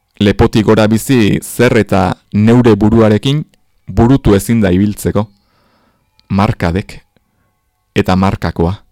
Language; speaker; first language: Basque; native; Basque